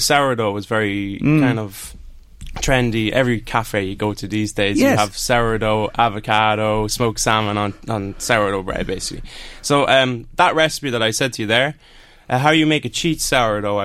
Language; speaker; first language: English; native; English